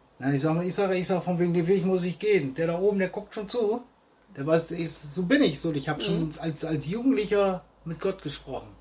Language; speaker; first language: German; native; German